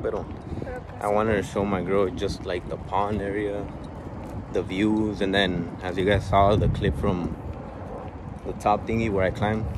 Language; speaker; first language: English; early bilingual, other home language; Spanish